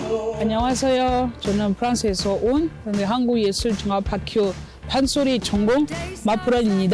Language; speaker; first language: Korean; non-native, fluent; French